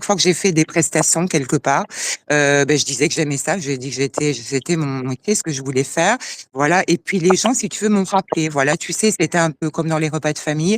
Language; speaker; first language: French; native; French